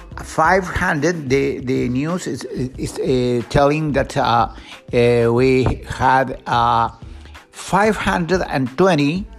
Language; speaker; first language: English; non-native, learner; Spanish